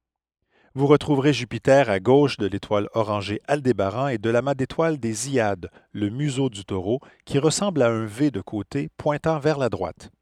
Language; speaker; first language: French; native; French